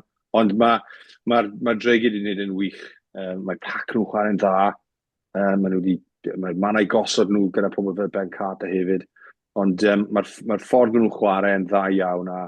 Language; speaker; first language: Welsh; native; Welsh